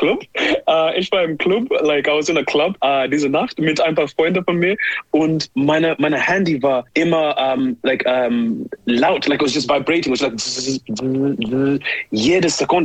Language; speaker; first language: German; non-native, learner; English